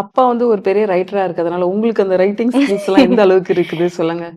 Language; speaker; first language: Tamil; native; Tamil